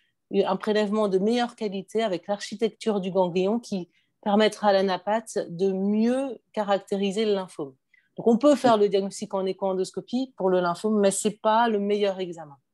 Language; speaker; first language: French; native; French